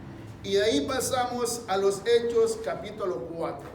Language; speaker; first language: Spanish; native; Spanish